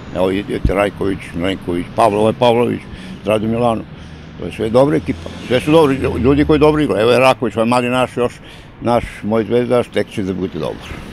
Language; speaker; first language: Serbian; native; Serbian